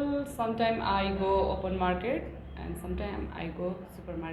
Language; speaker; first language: English; non-native, learner; Nepali